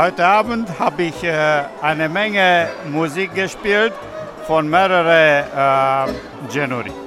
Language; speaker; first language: German; non-native, local second language; Romanian